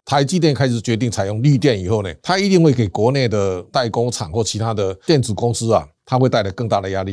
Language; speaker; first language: Chinese; native; Chinese